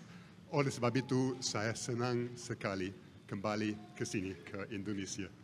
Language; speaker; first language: Indonesian; non-native, fluent; English